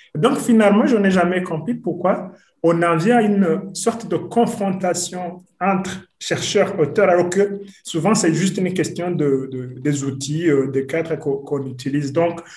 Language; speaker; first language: French; non-native, local second language; Rundi